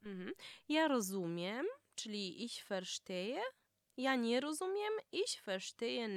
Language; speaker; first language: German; non-native, fluent; Polish